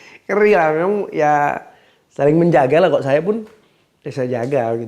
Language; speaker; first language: Indonesian; native; Indonesian